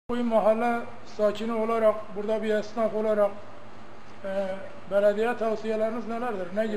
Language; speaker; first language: Turkish; native; Turkish